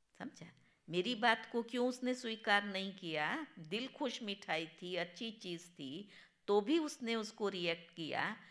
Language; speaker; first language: Hindi; non-native, local second language; Gujarati